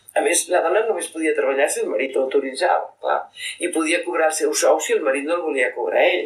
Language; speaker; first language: Catalan; native; Catalan